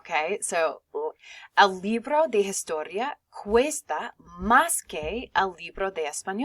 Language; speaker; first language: Spanish; non-native, fluent; English